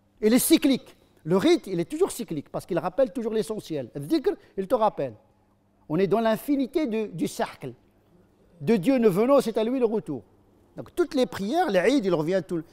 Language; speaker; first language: French; non-native, fluent; Arabic